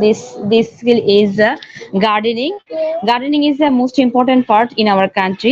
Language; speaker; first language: English; non-native, learner; Bangla